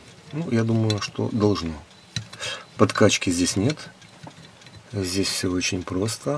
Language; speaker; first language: Russian; native; Russian